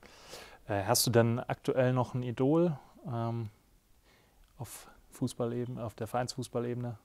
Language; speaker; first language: German; native; German